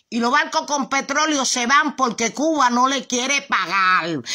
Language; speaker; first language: Spanish; native; Spanish